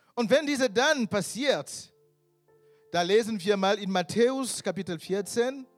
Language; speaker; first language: German; non-native, fluent; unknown